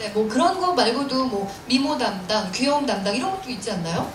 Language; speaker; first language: Korean; native; Korean